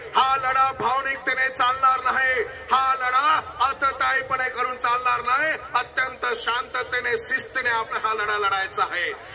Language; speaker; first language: Marathi; non-native, local second language; Lambadi